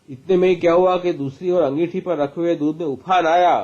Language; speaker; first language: Hindi; non-native, local second language; Gujarati